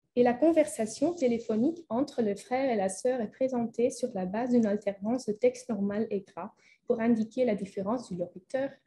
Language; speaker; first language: French; non-native, fluent; Dutch